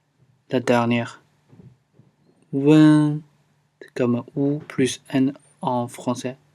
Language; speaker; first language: French; non-native, fluent; Chinese